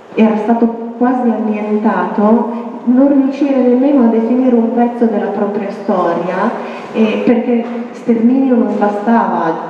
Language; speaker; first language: Italian; native; Italian